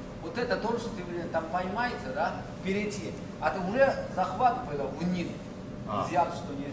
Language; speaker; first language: Russian; non-native, learner; Chinese